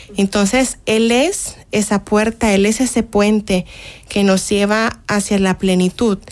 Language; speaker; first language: Spanish; native; Spanish